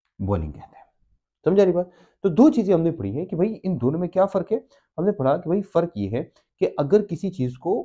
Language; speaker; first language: Urdu; non-native, local second language; Pashto